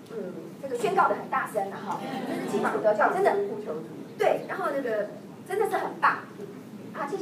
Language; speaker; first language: Chinese; native; Chinese